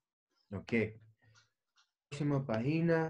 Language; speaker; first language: Spanish; non-native, learner; English